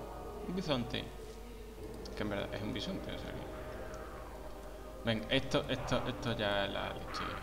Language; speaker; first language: Spanish; native; Spanish